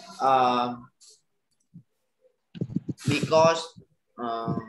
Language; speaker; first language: English; non-native, learner; Vietnamese